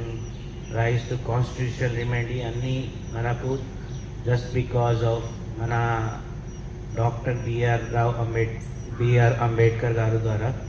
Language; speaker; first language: Telugu; non-native, learner; Hindi